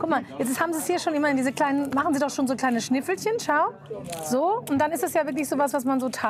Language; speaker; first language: German; native; German